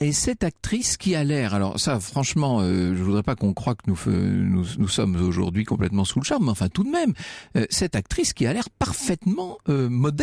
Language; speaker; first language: French; native; French